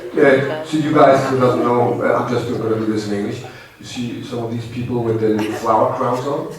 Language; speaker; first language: English; non-native, fluent; Danish